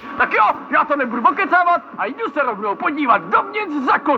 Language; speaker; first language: Czech; native; Czech